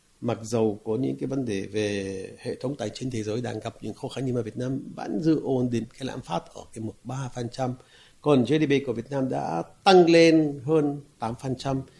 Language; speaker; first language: Vietnamese; non-native, fluent; Arabic